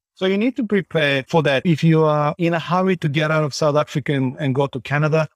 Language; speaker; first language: English; non-native, fluent; Bulgarian